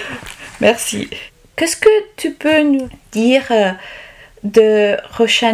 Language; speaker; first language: French; non-native, local second language; Italian